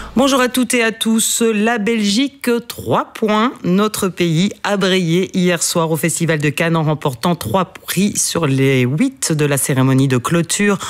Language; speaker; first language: French; native; French